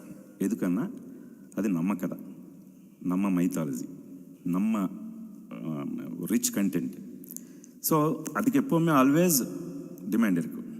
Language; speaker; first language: Tamil; non-native, fluent; Telugu